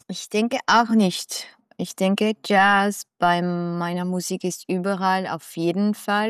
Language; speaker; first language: German; non-native, local second language; French